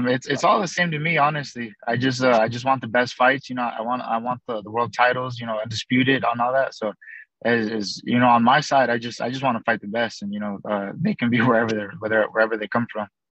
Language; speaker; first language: English; early bilingual, other home language; Spanish